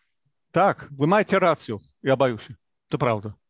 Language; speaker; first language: Belarusian; non-native, fluent; English